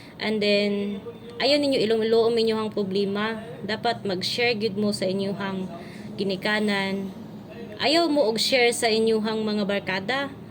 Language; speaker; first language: Cebuano; native; Cebuano